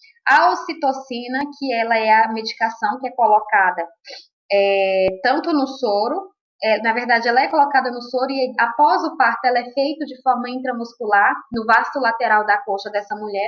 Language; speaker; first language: Portuguese; native; Portuguese